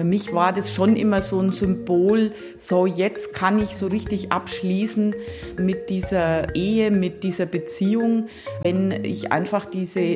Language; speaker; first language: German; native; German